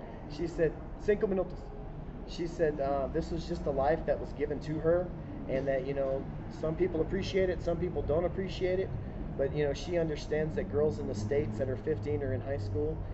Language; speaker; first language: English; native; English